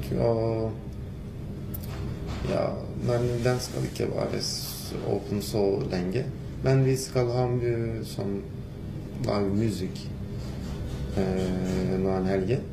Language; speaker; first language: Norwegian; non-native, learner; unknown